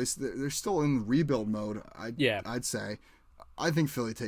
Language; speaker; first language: English; native; English